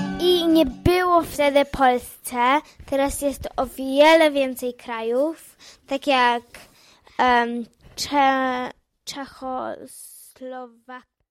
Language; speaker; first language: Polish; early bilingual, heritage; Polish